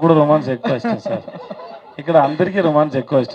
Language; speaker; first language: Telugu; non-native, learner; Tamil